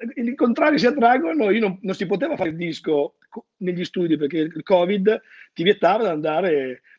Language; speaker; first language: Italian; native; Italian